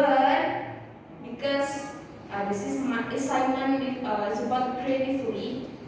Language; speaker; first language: English; non-native, learner; Indonesian